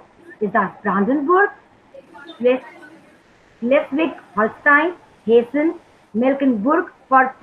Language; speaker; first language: German; non-native, learner; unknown